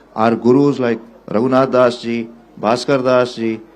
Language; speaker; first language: English; non-native, local second language; Hindi